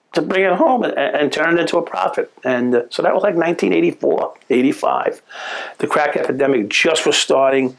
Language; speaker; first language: English; native; English